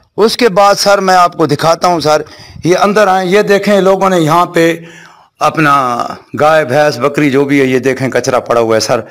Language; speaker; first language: Urdu; non-native, local second language; Saraiki